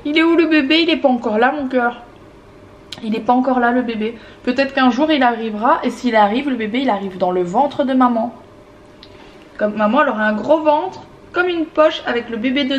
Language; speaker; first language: French; native; French